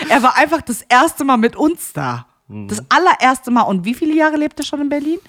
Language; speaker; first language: German; early bilingual, other home language; Korean